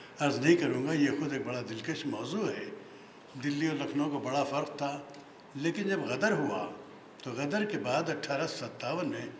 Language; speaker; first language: Urdu; native; Urdu